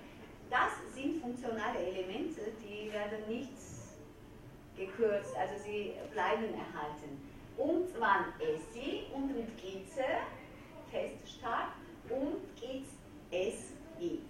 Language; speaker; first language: German; non-native, fluent; Georgian